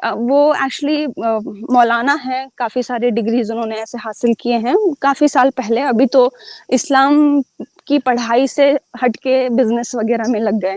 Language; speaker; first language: Hindi; native; Hindi